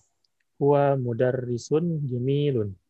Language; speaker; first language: Arabic; non-native, learner; Indonesian